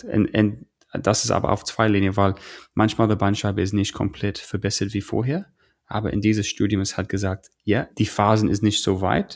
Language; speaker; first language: German; non-native, fluent; English